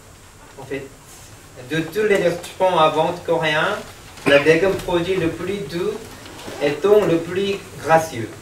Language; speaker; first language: French; non-native, learner; Korean